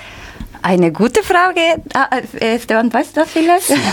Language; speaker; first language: German; non-native, learner; Spanish